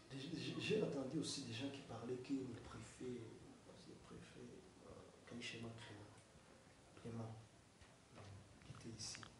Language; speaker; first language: French; non-native, learner; Kinyarwanda